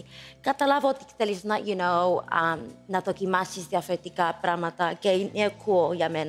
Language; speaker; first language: Greek; early bilingual, heritage; English